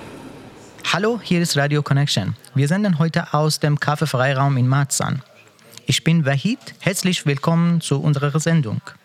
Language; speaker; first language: German; non-native, fluent; Persian